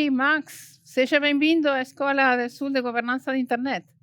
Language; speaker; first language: Portuguese; non-native, fluent; Spanish